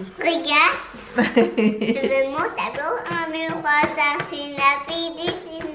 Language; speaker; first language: French; native; French